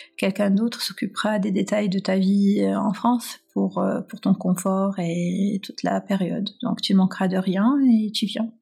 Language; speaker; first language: French; non-native, local second language; Arabic